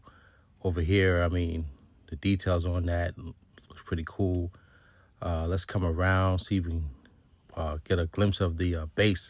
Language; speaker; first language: English; native; English